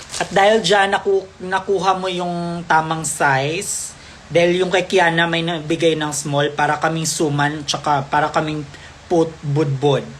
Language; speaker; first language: Filipino; non-native, local second language; Cebuano